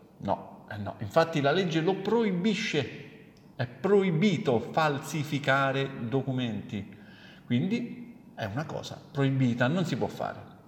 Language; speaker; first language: Italian; native; Italian